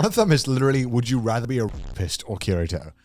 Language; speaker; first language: English; native; English